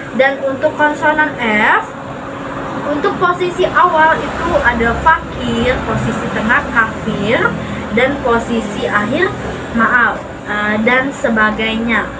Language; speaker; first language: Indonesian; native; Indonesian